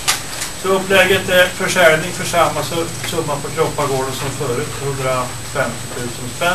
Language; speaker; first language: Swedish; native; Swedish